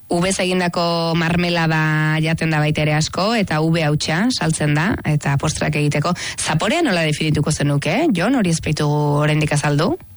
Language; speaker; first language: Basque; native; Basque